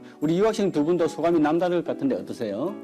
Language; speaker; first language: Korean; native; Korean